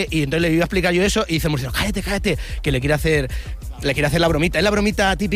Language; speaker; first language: Spanish; native; Spanish